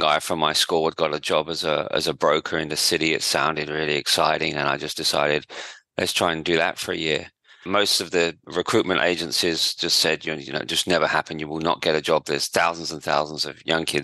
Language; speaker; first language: English; native; English